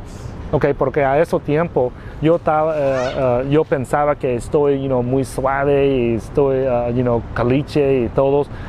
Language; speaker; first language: Spanish; non-native, learner; Vietnamese